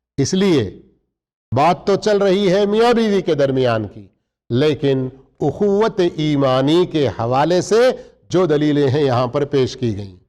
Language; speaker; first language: Urdu; native; Urdu